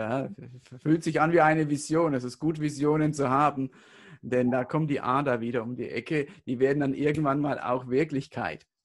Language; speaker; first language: German; native; German